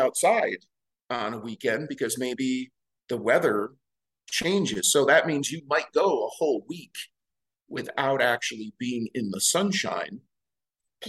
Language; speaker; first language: English; native; English